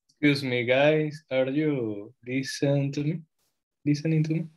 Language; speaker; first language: English; non-native, learner; Spanish